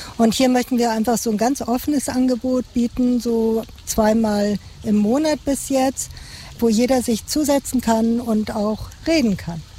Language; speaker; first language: German; native; German